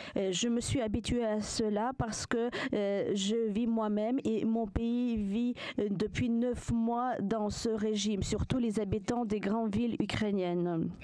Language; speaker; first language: French; non-native, fluent; Ukrainian